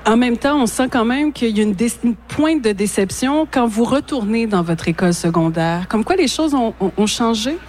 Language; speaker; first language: French; native; French